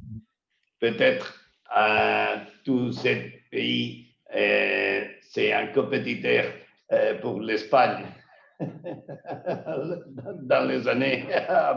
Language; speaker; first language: French; non-native, learner; Spanish